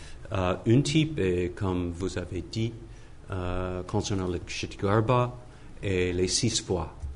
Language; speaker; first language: French; non-native, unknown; English